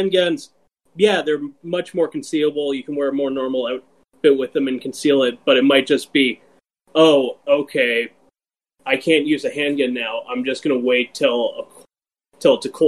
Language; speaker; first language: English; native; English